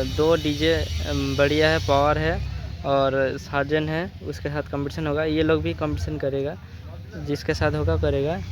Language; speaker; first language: Hindi; non-native, local second language; Bangla